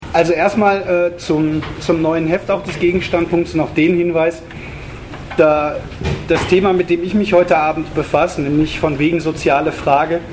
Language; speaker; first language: German; native; German